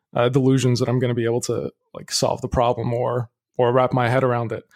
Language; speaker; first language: English; early bilingual, other home language; Arabic